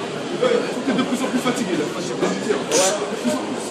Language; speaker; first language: French; native; French